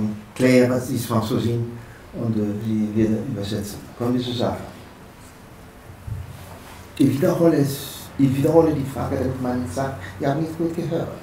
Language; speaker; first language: German; non-native, fluent; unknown